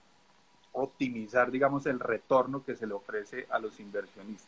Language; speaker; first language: Spanish; native; Spanish